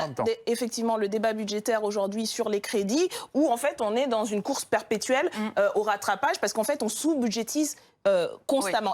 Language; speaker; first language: French; native; French